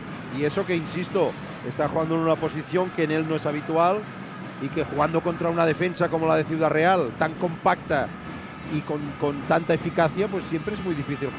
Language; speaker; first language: Spanish; native; Spanish